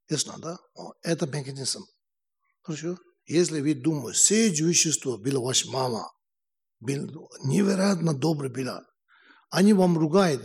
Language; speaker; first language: Russian; non-native, learner; Tibetan